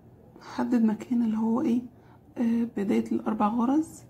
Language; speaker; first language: Arabic; native; Arabic